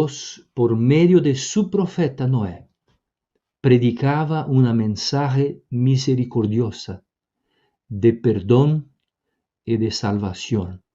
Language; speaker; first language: Spanish; non-native, fluent; Portuguese